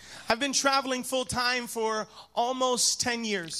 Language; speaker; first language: English; native; English